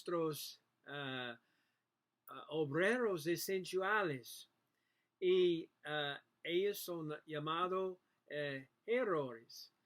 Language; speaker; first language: Spanish; non-native, learner; English